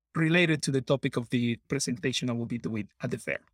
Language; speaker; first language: English; non-native, fluent; Spanish